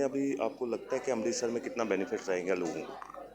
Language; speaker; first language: Hindi; non-native, local second language; Punjabi